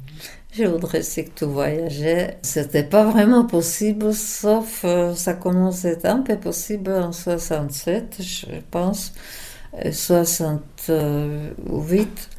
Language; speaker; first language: French; non-native, fluent; Czech